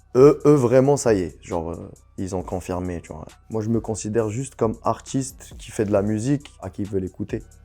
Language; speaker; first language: French; non-native, local second language; Arabic